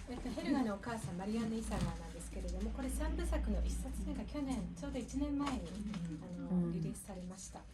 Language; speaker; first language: Japanese; native; Japanese